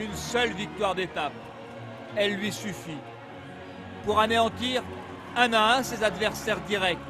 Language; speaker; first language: French; native; French